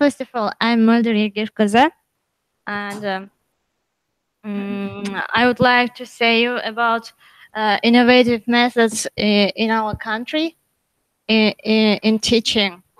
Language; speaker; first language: English; non-native, learner; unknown